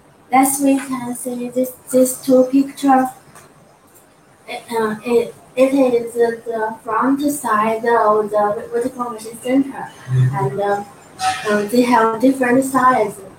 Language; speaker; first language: English; non-native, learner; Chinese